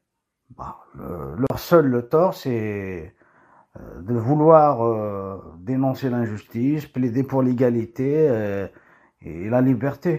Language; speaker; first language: French; non-native, local second language; Kabyle